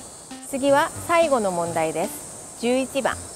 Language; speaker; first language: Japanese; non-native, fluent; Korean